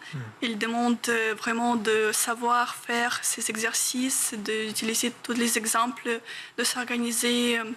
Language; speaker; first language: French; non-native, fluent; Ukrainian